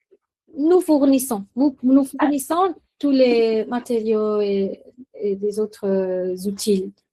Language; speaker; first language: French; non-native, fluent; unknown